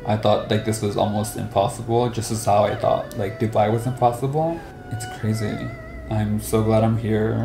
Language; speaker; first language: English; native; English